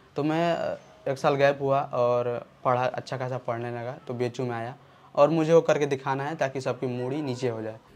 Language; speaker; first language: Hindi; native; Hindi